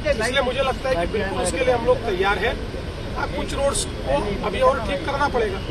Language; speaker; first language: Hindi; non-native, local second language; Marathi